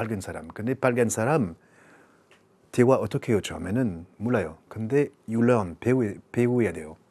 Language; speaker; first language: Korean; non-native, learner; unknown